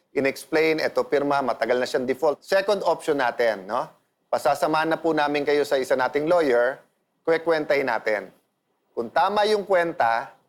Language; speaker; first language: Filipino; native; Filipino